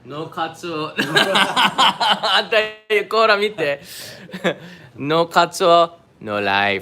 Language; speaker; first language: Japanese; non-native, fluent; English